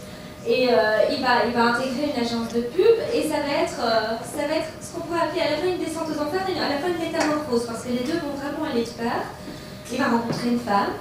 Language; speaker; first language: French; native; French